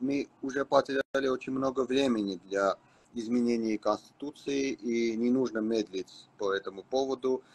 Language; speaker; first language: Russian; non-native, local second language; Armenian